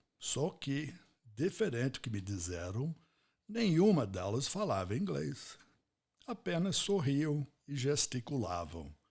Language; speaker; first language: Portuguese; non-native, fluent; English